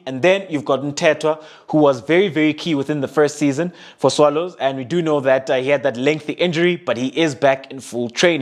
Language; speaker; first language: English; non-native, local second language; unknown